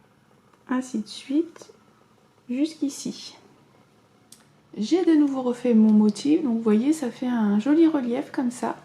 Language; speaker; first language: French; native; French